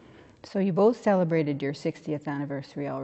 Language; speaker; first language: English; native; English